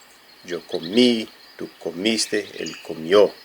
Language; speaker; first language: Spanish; non-native, fluent; Portuguese